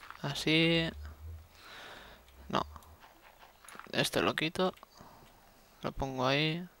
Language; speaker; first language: Spanish; native; Spanish